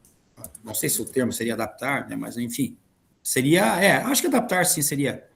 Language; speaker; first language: Portuguese; native; Portuguese